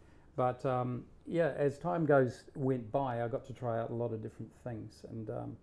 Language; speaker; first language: English; native; English